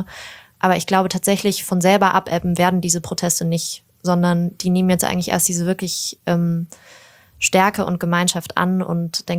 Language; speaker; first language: German; native; German